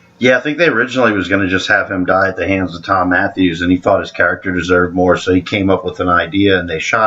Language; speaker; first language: English; native; English